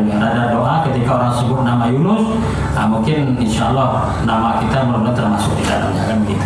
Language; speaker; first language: Indonesian; non-native, local second language; Minangkabau